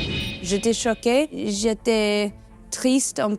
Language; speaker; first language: French; non-native, learner; English